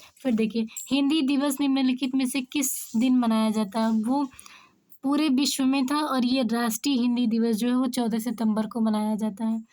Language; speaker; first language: Hindi; native; Hindi